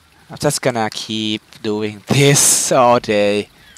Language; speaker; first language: English; non-native, fluent; Thai